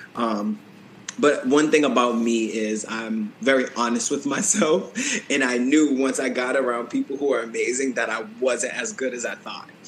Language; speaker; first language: English; native; English